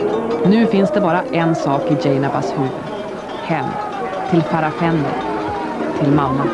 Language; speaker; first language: Swedish; native; Swedish